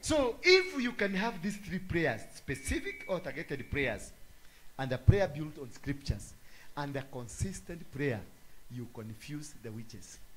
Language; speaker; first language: English; non-native, local second language; Swahili